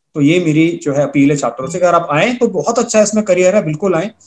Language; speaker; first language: Hindi; native; Hindi